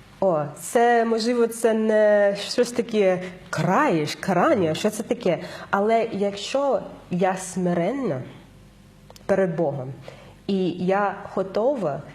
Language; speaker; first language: Ukrainian; non-native, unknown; English